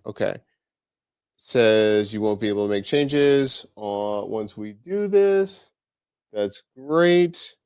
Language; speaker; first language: English; native; English